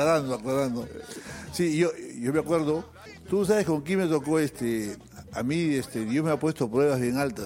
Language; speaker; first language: Spanish; native; Spanish